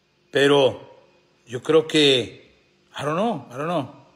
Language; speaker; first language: English; early bilingual, other home language; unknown